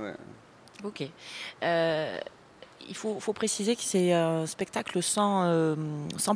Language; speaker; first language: French; native; French